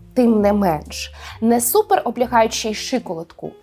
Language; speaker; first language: Ukrainian; non-native, local second language; Russian